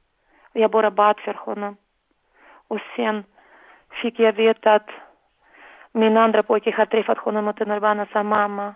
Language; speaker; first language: Swedish; non-native, fluent; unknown